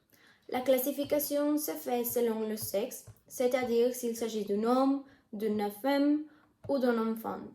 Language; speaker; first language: French; non-native, learner; Spanish